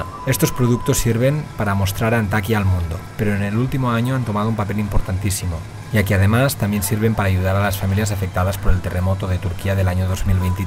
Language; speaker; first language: Spanish; native; Spanish